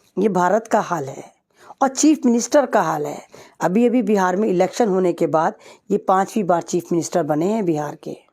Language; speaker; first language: Urdu; native; Urdu